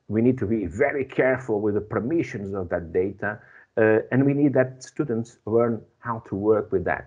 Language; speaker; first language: English; non-native, fluent; Portuguese